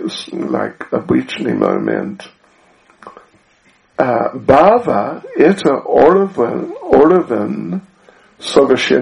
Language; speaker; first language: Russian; non-native, learner; English